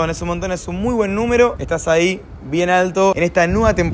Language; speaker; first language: Spanish; native; Spanish